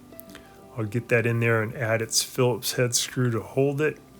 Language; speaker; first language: English; native; English